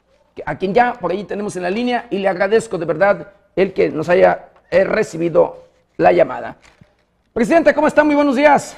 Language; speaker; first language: Spanish; native; Spanish